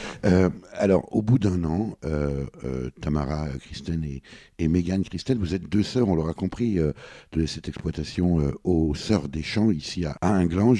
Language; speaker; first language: French; native; French